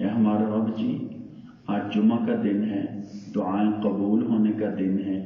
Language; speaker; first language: Urdu; native; Urdu